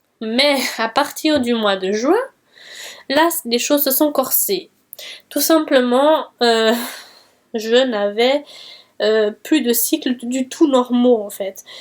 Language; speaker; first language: French; early bilingual, other home language; Portuguese